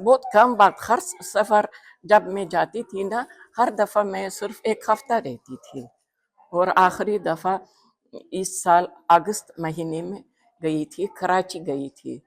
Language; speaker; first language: Hindi; non-native, fluent; Uzbek